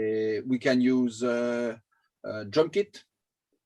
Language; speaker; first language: English; non-native, learner; French